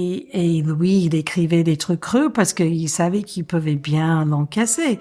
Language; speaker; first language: French; non-native, fluent; English